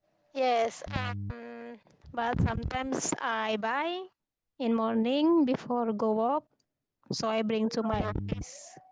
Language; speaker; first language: English; non-native, learner; Indonesian